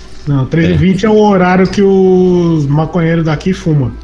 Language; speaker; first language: Portuguese; native; Portuguese